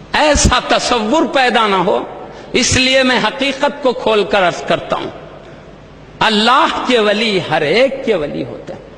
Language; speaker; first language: Urdu; native; Urdu